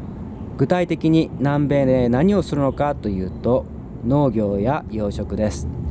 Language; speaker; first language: Japanese; non-native, fluent; Korean